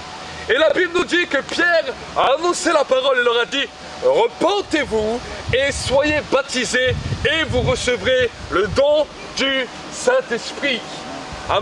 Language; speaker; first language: French; native; French